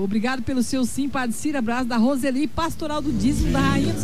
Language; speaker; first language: Portuguese; native; Portuguese